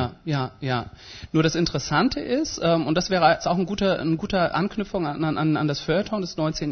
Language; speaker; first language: German; native; German